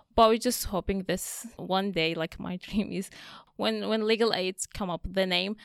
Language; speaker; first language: English; non-native, fluent; Arabic